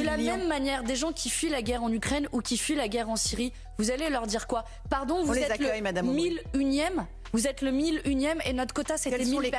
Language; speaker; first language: French; native; French